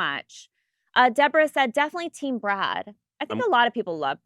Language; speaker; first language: English; native; English